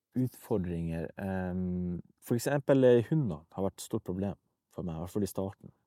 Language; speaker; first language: Norwegian; early bilingual, other home language; Persian